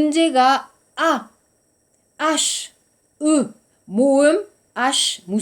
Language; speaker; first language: Korean; non-native, learner; French